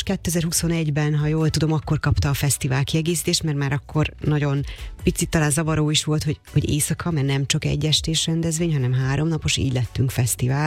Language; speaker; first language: Hungarian; native; Hungarian